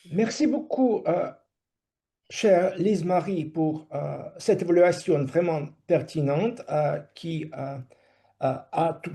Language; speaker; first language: French; non-native, fluent; Russian